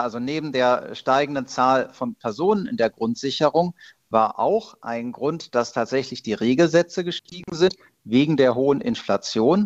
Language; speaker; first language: German; native; German